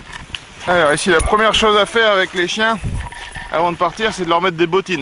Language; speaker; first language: French; native; French